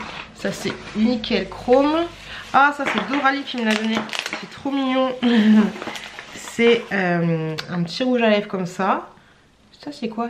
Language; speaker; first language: French; native; French